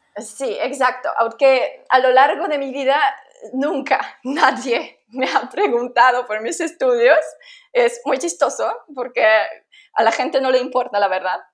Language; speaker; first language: Spanish; non-native, fluent; Polish